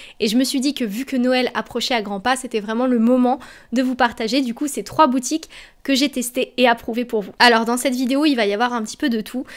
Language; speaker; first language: French; native; French